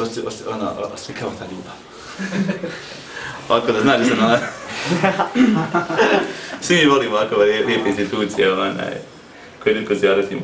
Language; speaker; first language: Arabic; non-native, fluent; Bosnian